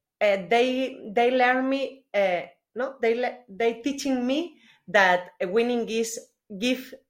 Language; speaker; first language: English; non-native, learner; Spanish